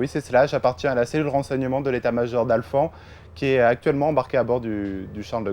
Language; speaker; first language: French; native; French